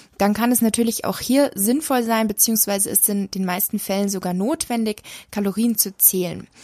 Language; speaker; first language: German; native; German